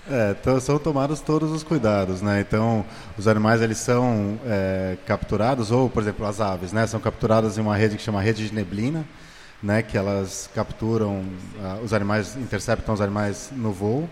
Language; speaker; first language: Portuguese; native; Portuguese